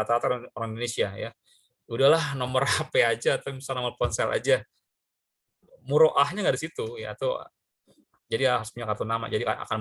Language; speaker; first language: Indonesian; native; Indonesian